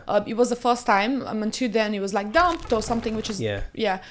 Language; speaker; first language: English; early bilingual, other home language; Portuguese